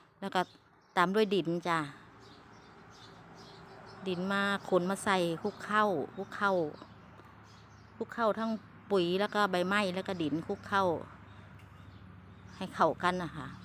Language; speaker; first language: Thai; non-native, local second language; Lao